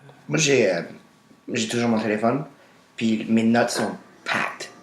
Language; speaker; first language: French; native; French